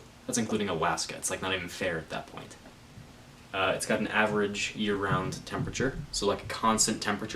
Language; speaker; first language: English; native; English